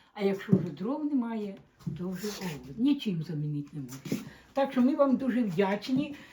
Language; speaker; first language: Ukrainian; native; Ukrainian